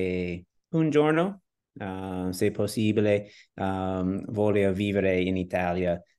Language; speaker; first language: Italian; non-native, learner; English